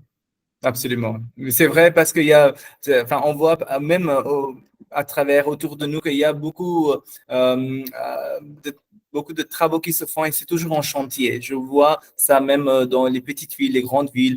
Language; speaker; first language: French; non-native, fluent; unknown